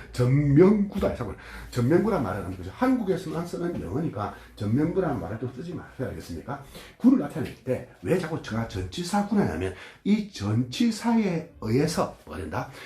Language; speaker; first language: Korean; native; Korean